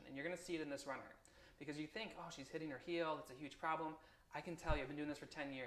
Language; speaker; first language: English; native; English